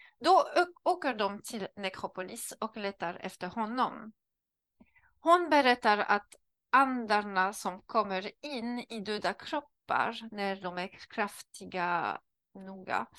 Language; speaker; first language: Swedish; non-native, learner; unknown